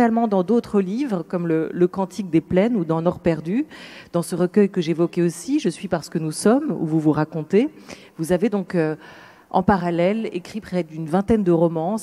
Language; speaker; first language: French; native; French